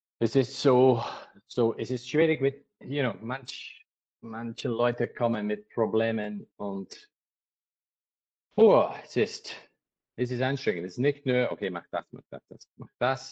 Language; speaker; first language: German; non-native, learner; English